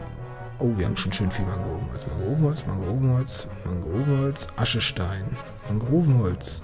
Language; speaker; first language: German; native; German